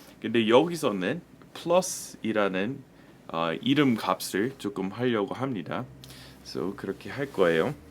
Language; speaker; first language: Korean; non-native, fluent; English